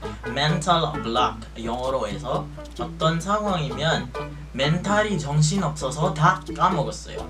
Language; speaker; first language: Korean; non-native, fluent; Filipino